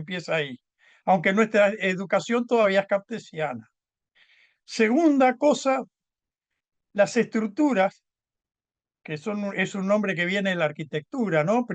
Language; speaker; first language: Spanish; native; Spanish